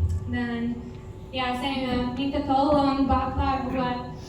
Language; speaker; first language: Indonesian; non-native, fluent; English